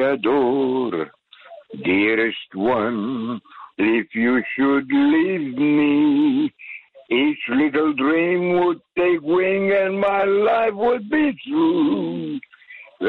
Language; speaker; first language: English; native; English